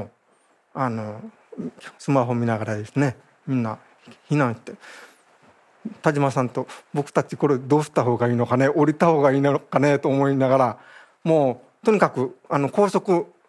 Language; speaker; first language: Japanese; native; Japanese